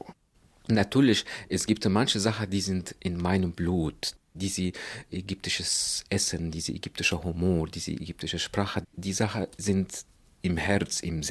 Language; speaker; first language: German; non-native, fluent; Arabic